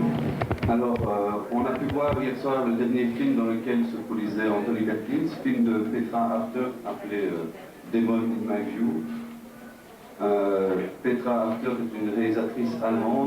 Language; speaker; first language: French; native; French